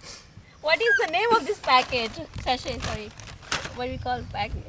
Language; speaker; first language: English; non-native, learner; Hindi